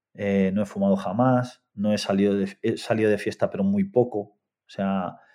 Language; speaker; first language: Spanish; native; Spanish